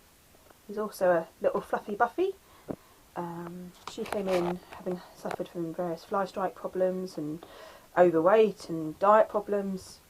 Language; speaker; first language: English; native; English